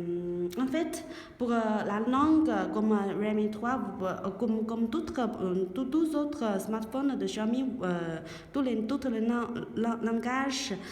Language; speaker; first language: French; non-native, learner; Chinese